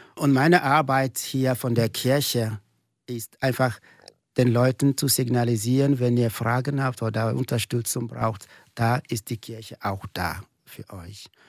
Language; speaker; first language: German; non-native, fluent; Igbo